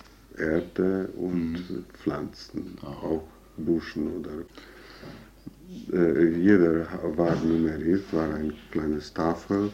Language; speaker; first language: German; non-native, fluent; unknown